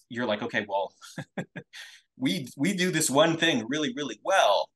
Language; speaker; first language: English; native; English